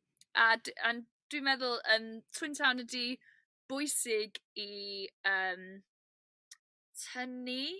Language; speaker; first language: Welsh; non-native, learner; English